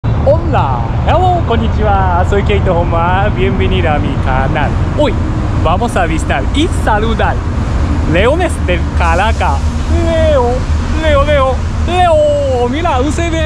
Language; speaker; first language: Spanish; non-native, learner; Japanese